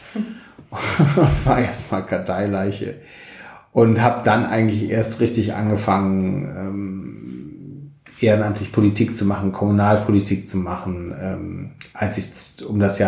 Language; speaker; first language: German; native; German